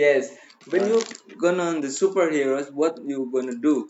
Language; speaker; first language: English; non-native, learner; Indonesian